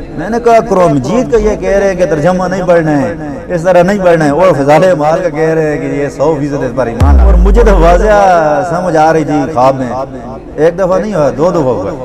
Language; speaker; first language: Urdu; non-native, local second language; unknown